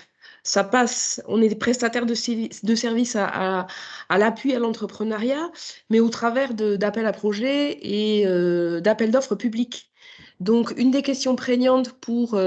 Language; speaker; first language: French; native; French